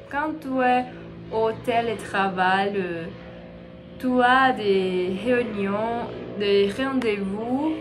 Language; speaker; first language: French; non-native, learner; Portuguese